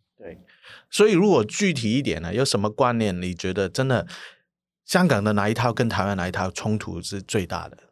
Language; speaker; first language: Chinese; non-native, local second language; Cantonese